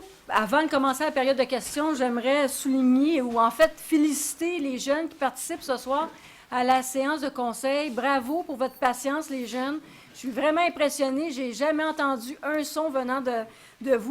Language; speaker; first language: French; native; French